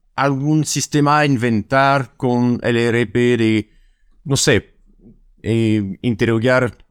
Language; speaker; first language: Spanish; non-native, fluent; French